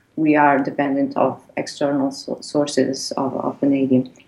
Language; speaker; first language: English; non-native, fluent; Portuguese